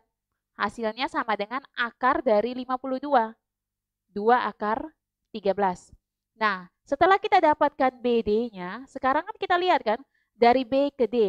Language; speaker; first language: Indonesian; native; Indonesian